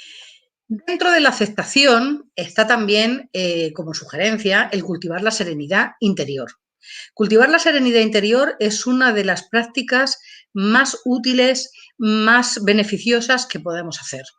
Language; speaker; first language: Spanish; native; Spanish